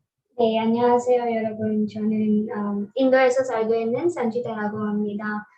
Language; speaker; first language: Korean; non-native, learner; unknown